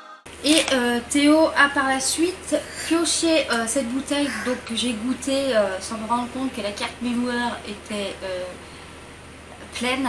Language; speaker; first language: French; native; French